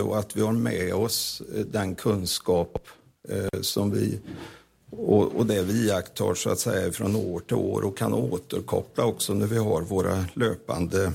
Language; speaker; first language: Swedish; native; Swedish